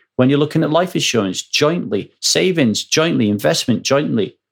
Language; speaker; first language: English; native; English